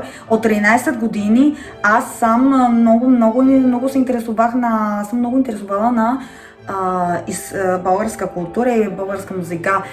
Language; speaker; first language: Bulgarian; non-native, learner; Spanish